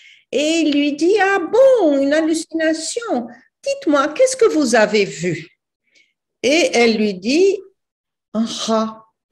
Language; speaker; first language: French; non-native, fluent; Portuguese